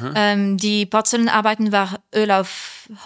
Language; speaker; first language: German; non-native, learner; French